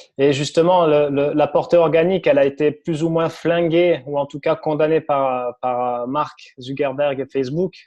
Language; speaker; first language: French; native; French